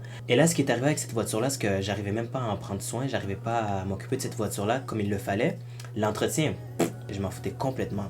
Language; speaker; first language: French; native; French